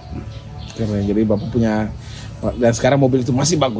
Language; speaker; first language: Indonesian; native; Indonesian